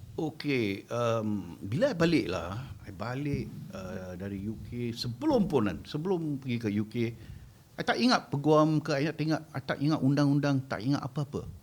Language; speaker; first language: Malay; non-native, local second language; Tamil